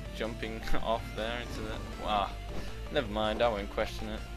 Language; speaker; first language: English; native; English